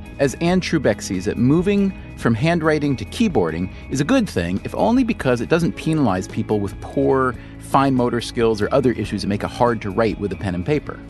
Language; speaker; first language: English; native; English